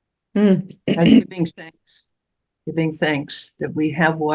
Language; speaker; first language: English; native; English